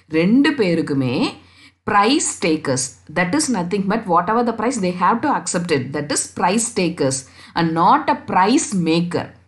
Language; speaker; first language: English; non-native, local second language; Tamil